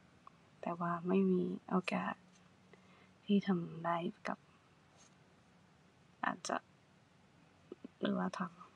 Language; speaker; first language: Thai; non-native, learner; Japanese